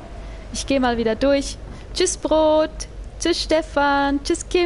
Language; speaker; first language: German; native; German